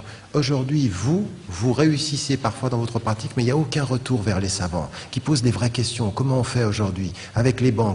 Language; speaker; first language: French; native; French